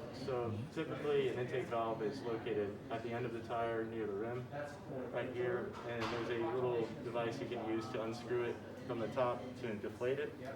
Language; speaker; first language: English; native; English